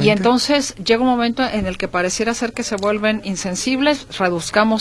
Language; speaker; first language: Spanish; native; Spanish